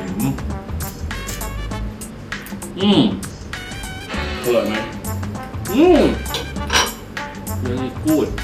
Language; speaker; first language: Thai; native; Thai